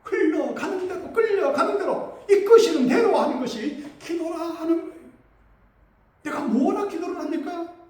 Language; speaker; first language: Korean; native; Korean